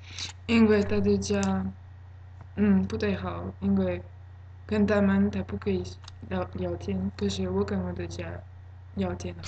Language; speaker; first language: Chinese; non-native, learner; French